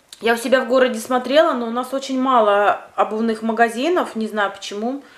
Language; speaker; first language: Russian; native; Russian